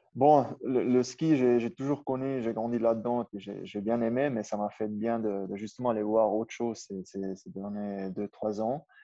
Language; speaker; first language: French; non-native, fluent; German